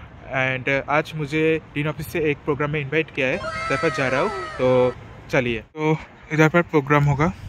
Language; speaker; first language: Hindi; non-native, local second language; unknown